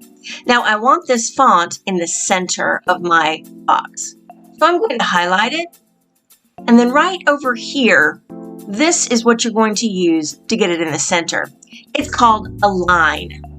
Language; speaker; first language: English; native; English